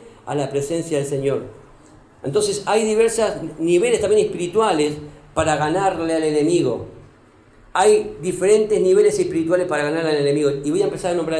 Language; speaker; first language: Spanish; native; Spanish